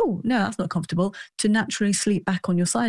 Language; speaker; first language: English; native; English